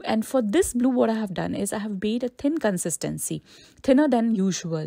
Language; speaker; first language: English; non-native, local second language; Hindi